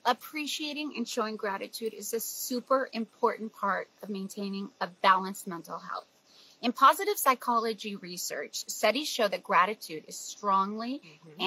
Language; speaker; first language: English; native; English